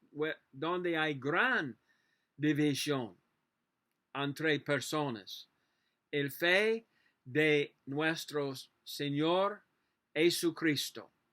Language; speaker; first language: Spanish; non-native, learner; English